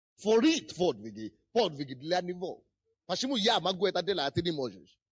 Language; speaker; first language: Russian; non-native, fluent; Yoruba